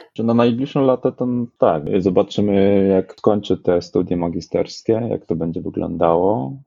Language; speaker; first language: Polish; early bilingual, other home language; Mongolian